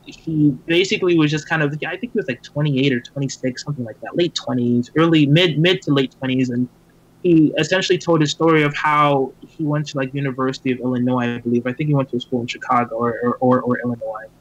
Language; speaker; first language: English; native; English